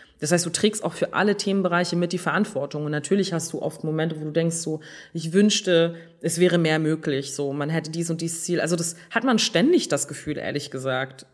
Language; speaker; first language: German; early bilingual, other home language; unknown